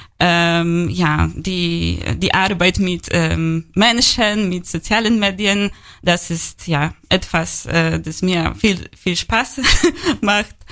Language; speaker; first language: German; non-native, learner; Polish